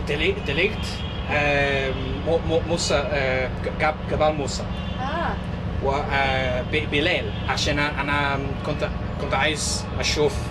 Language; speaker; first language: Arabic; non-native, learner; English